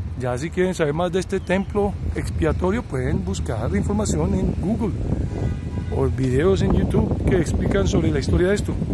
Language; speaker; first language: Spanish; early bilingual, heritage; Spanish